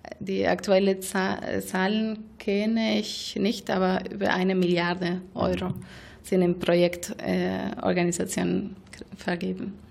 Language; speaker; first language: German; non-native, fluent; Spanish